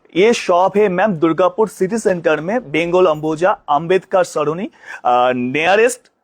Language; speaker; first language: Hindi; non-native, local second language; Bangla